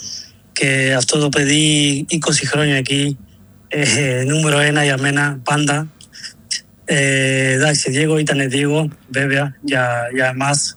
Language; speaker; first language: Greek; non-native, learner; Spanish